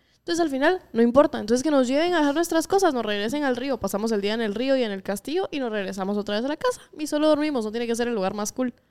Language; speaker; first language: Spanish; native; Spanish